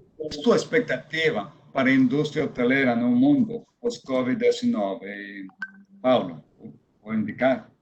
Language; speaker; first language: Portuguese; non-native, fluent; Spanish